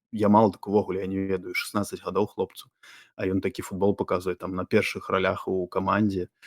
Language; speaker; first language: Belarusian; non-native, local second language; Russian